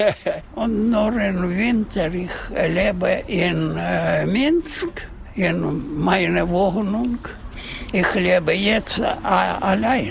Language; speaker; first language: German; non-native, learner; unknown